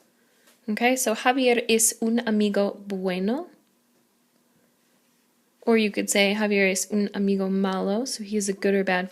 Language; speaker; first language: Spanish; non-native, fluent; English